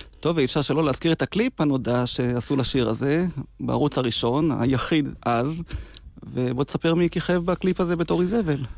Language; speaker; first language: Hebrew; native; Hebrew